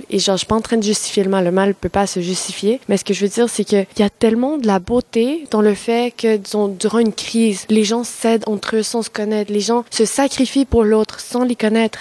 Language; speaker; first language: French; non-native, fluent; Spanish